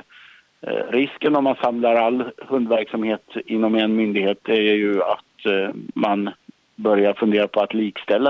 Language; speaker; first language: Swedish; native; Swedish